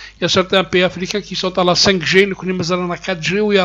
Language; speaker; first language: French; non-native, local second language; Kabyle